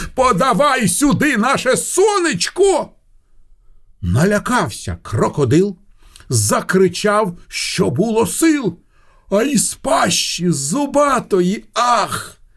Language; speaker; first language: Ukrainian; non-native, local second language; Russian